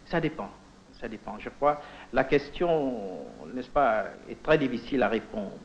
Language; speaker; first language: French; non-native, fluent; Indonesian